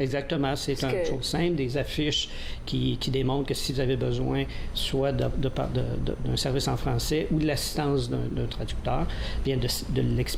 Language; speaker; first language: French; native; French